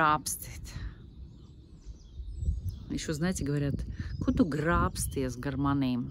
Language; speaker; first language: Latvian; non-native, local second language; Russian